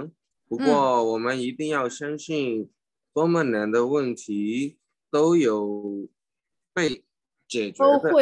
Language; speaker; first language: Chinese; non-native, learner; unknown